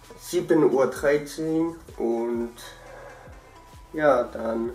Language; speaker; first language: German; early bilingual, other home language; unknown